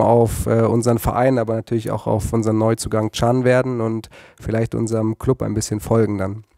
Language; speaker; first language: German; native; German